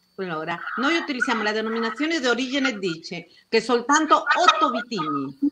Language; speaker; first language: Italian; non-native, fluent; Spanish